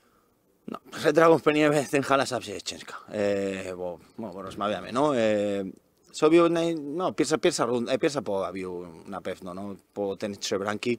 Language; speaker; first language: Polish; non-native, learner; Spanish